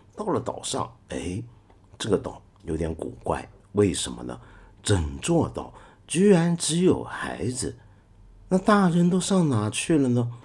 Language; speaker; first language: Chinese; non-native, local second language; Cantonese